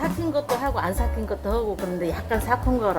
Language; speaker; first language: Korean; native; Korean